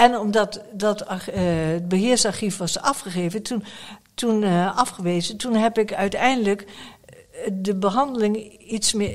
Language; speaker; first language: Dutch; native; Dutch